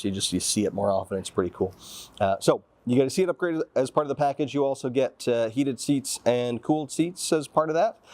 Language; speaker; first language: English; native; English